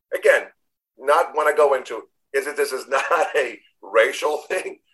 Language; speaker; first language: English; non-native, fluent; Spanish